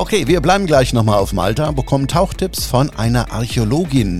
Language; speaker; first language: German; native; German